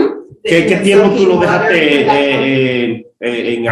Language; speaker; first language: Spanish; early bilingual, heritage; Spanish